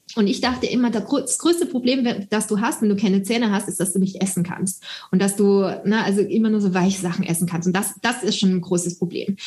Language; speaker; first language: German; early bilingual, other home language; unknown